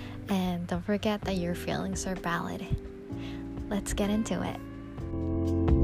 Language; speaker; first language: English; non-native, fluent; Japanese